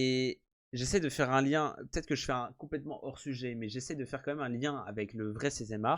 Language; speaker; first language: French; native; French